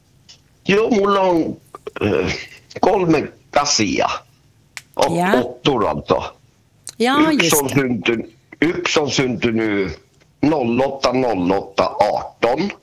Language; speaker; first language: Finnish; early bilingual, heritage; Finnish